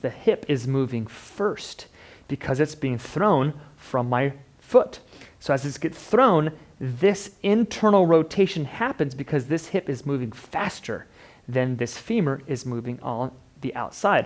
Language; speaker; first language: English; native; English